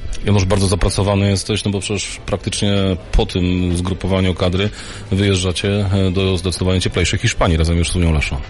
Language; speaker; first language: Polish; native; Polish